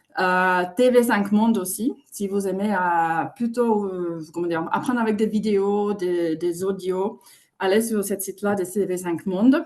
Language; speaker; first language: French; non-native, fluent; Finnish